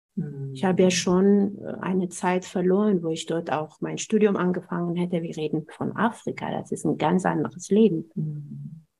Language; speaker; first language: German; non-native, fluent; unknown